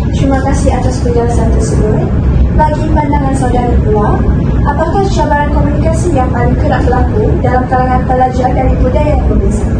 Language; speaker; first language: Malay; native; Malay